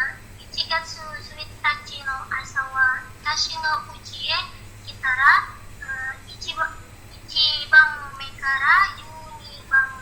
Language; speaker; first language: Japanese; non-native, learner; Indonesian